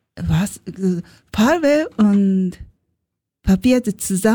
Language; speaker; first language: German; non-native, learner; Japanese